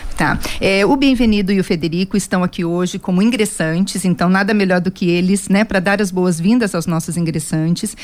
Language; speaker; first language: Portuguese; native; Portuguese